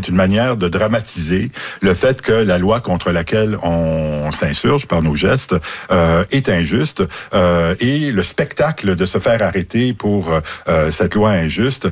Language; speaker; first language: French; native; French